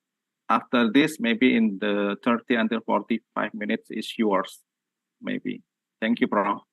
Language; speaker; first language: English; non-native, learner; Indonesian